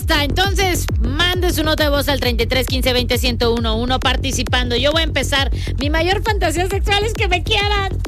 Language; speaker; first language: Spanish; native; Spanish